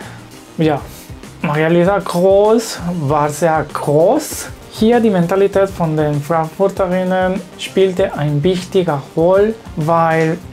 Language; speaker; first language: German; non-native, learner; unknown